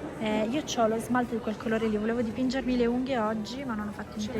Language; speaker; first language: Italian; native; Italian